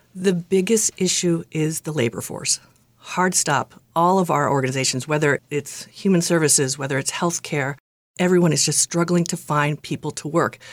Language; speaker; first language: English; native; English